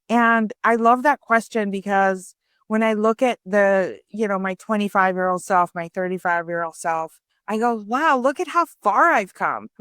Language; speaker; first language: English; early bilingual, other home language; Persian